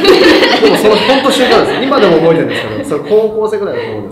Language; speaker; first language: Japanese; native; Japanese